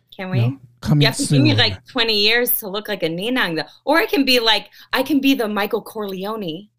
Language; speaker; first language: English; early bilingual, other home language; Filipino